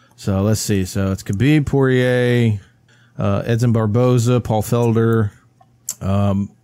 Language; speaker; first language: English; native; English